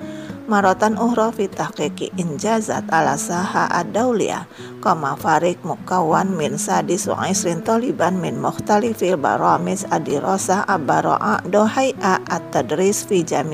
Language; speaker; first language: Arabic; non-native, learner; Indonesian